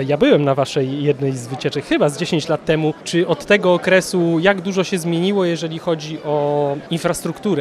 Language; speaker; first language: Polish; native; Polish